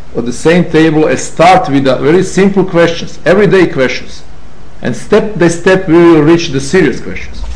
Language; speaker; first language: English; non-native, fluent; Serbian